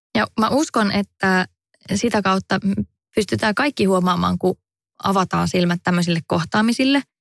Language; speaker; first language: Finnish; native; Finnish